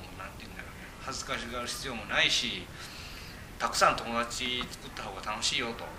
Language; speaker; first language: Japanese; early bilingual, other home language; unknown